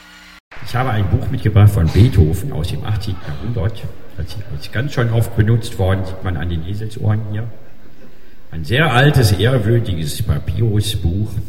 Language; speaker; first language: German; native; German